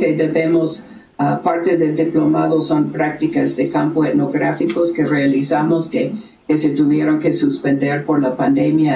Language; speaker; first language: Spanish; native; Spanish